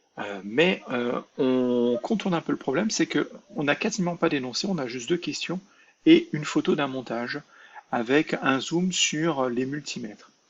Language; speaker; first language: French; native; French